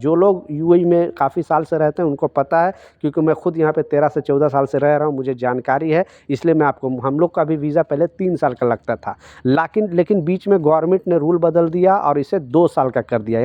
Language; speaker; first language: Hindi; native; Hindi